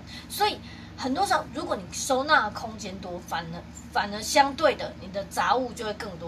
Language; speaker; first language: Chinese; native; Chinese